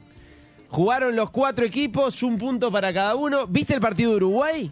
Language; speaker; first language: Spanish; native; Spanish